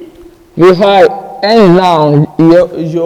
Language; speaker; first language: Danish; non-native, learner; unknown